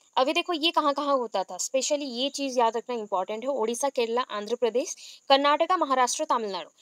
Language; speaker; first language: Hindi; non-native, local second language; Bangla